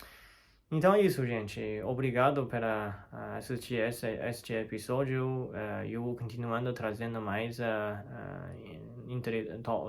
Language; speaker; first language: Portuguese; non-native, fluent; Chinese